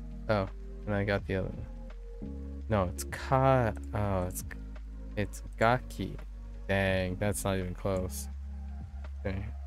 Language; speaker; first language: English; native; English